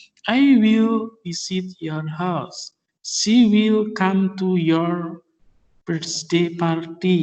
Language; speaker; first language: English; non-native, fluent; Indonesian